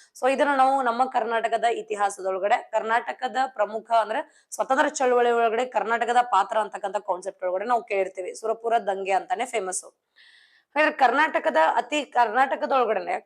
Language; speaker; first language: Kannada; native; Kannada